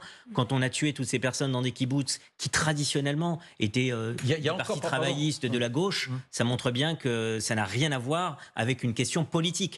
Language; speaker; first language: French; native; French